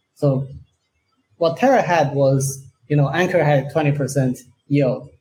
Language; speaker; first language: English; non-native, fluent; Chinese